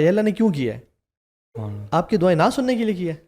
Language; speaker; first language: Urdu; native; Urdu